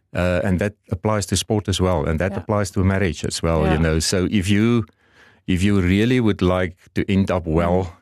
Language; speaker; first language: English; non-native, local second language; Afrikaans